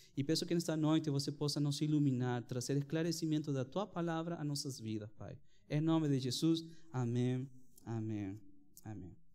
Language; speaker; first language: Portuguese; non-native, fluent; Spanish